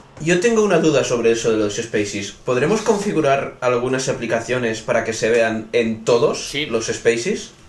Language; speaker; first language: Spanish; native; Spanish